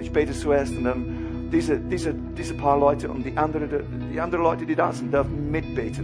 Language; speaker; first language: German; non-native, fluent; English